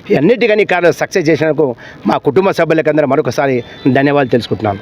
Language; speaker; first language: Telugu; non-native, local second language; Lambadi